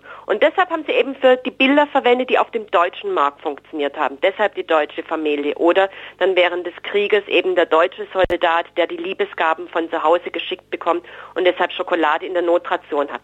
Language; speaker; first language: German; native; German